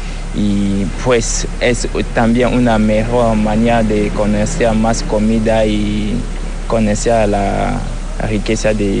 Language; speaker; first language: Spanish; non-native, learner; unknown